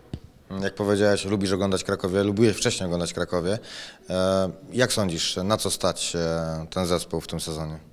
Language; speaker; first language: Polish; native; Polish